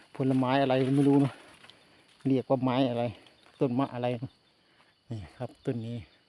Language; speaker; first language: Thai; non-native, local second language; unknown